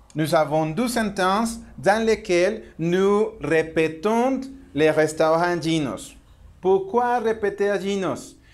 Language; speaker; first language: French; non-native, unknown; Spanish